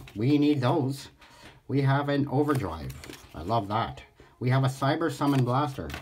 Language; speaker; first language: English; native; English